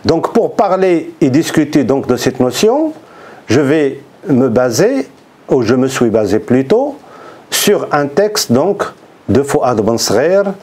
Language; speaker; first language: French; non-native, local second language; Arabic